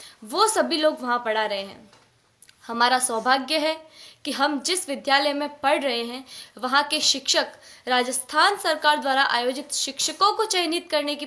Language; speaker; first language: Hindi; native; Hindi